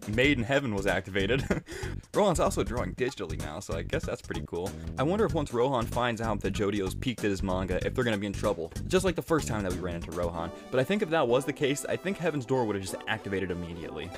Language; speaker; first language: English; native; English